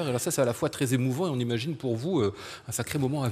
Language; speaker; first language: French; native; French